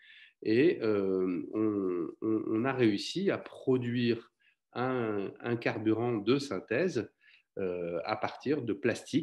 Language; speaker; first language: French; native; French